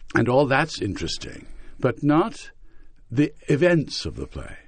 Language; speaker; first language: English; native; English